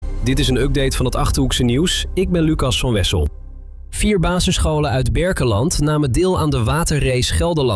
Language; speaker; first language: Dutch; native; Dutch